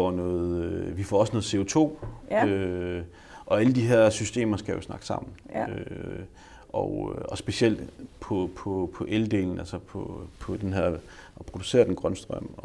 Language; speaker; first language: Danish; native; Danish